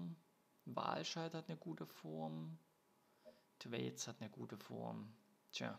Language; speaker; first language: German; native; German